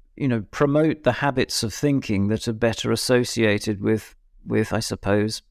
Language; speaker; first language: English; native; English